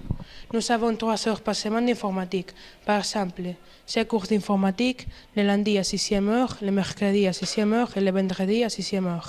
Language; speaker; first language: French; non-native, learner; Spanish